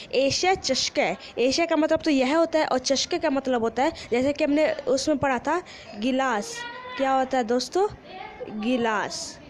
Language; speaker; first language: Hindi; native; Hindi